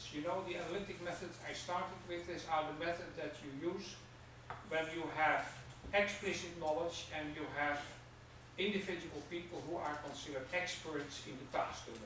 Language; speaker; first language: English; non-native, fluent; Dutch